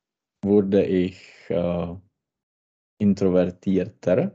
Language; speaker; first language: German; non-native, learner; Czech